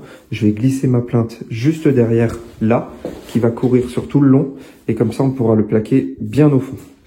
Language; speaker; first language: French; native; French